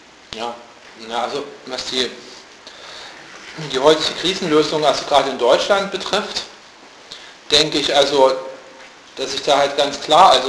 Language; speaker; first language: German; native; German